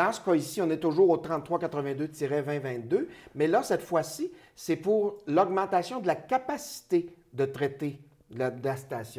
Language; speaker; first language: French; native; French